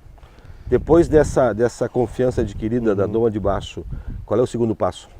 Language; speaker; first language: Portuguese; native; Portuguese